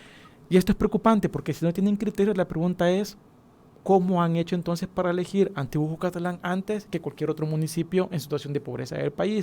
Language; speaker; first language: Spanish; native; Spanish